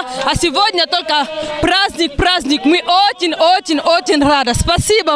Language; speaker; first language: Russian; non-native, learner; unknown